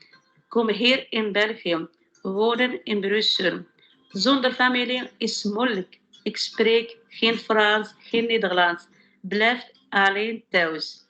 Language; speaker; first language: Dutch; non-native, learner; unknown